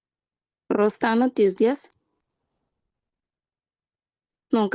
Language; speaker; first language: Russian; non-native, learner; Portuguese